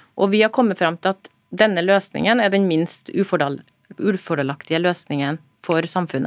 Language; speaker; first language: Norwegian; native; Norwegian